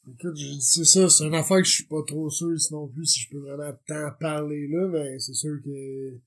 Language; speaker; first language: French; native; French